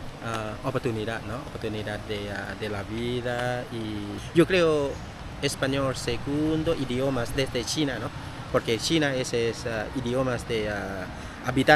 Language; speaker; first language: Spanish; non-native, learner; Thai